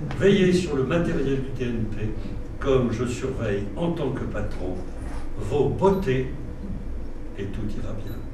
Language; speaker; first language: French; native; French